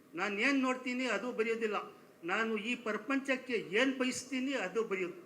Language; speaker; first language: Kannada; non-native, local second language; Urdu